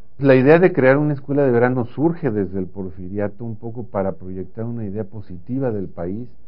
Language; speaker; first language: Spanish; native; Spanish